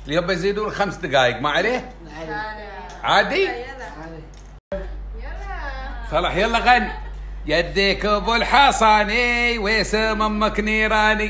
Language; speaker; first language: Arabic; native; Arabic